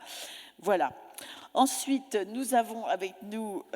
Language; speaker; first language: French; native; French